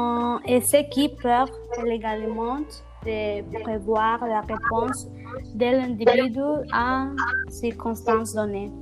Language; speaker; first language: French; non-native, learner; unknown